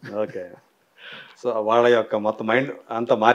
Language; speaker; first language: Telugu; native; Telugu